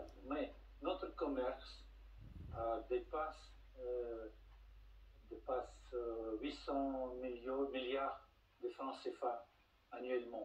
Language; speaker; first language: French; non-native, fluent; Russian